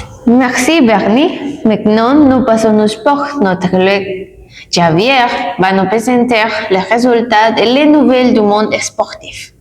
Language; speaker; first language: French; non-native, learner; Spanish